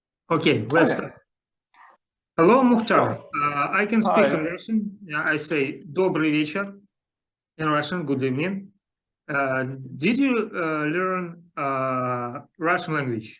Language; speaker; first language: English; non-native, learner; Russian